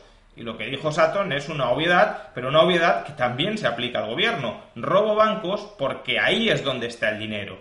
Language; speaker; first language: Spanish; native; Spanish